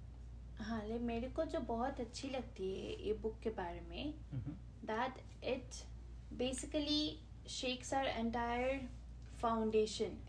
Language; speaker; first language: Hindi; non-native, local second language; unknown